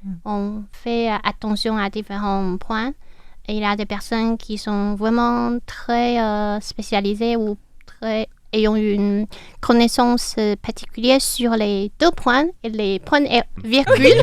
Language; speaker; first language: French; non-native, fluent; Chinese